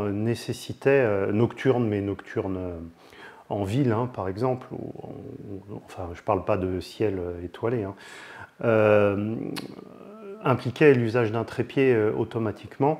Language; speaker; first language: French; native; French